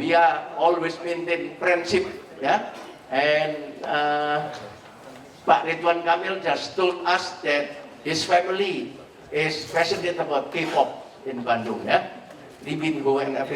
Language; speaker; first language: English; non-native, fluent; Indonesian